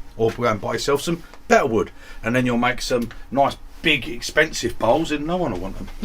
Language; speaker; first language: English; native; English